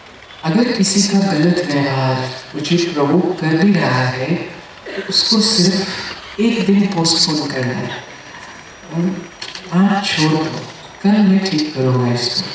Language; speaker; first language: Hindi; native; Hindi